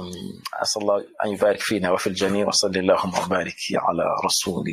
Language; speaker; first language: Arabic; non-native, fluent; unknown